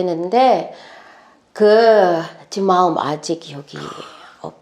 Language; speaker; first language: Korean; non-native, learner; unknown